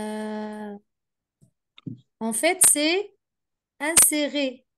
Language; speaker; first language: French; non-native, fluent; Arabic